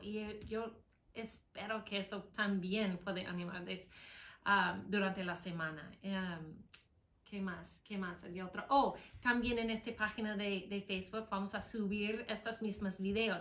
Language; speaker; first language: Spanish; non-native, fluent; English